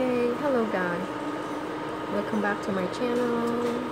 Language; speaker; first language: English; non-native, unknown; Vietnamese